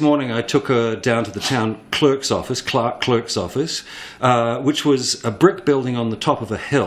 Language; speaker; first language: English; native; English